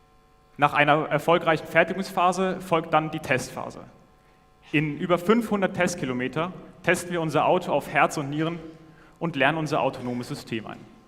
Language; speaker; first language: German; native; German